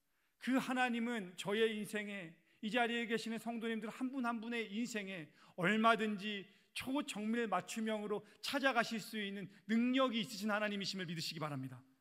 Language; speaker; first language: Korean; native; Korean